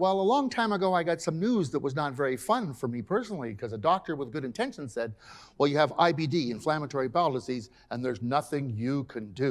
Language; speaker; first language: English; native; English